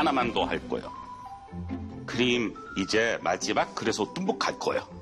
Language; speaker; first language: Korean; non-native, fluent; English